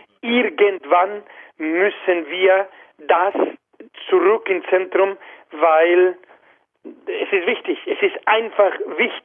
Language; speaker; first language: German; non-native, learner; Spanish